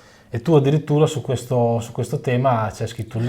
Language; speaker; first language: Italian; native; Italian